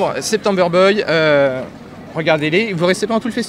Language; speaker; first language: French; native; French